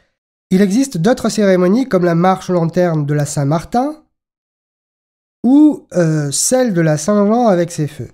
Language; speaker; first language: French; native; French